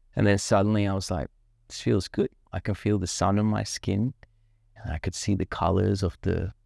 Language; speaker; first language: English; non-native, local second language; Sinhala